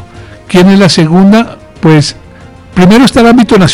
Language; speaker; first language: Spanish; native; Spanish